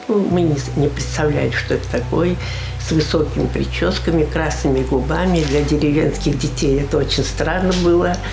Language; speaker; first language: Russian; non-native, local second language; Crimean Tatar